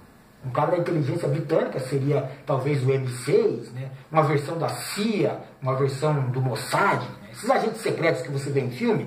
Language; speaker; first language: Portuguese; native; Portuguese